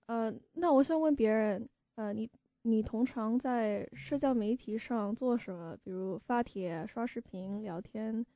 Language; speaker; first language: Chinese; early bilingual, heritage; Chinese